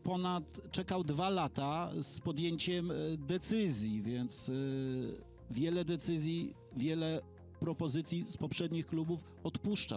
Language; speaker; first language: Polish; native; Polish